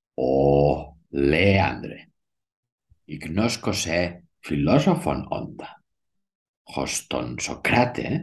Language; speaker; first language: Greek; non-native, learner; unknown